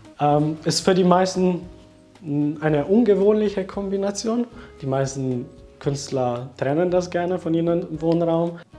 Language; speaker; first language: German; non-native, fluent; Slovenian